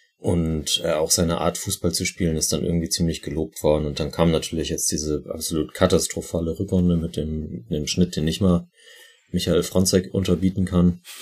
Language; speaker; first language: German; native; German